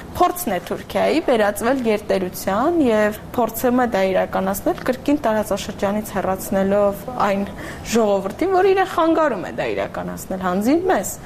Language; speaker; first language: Armenian; native; Armenian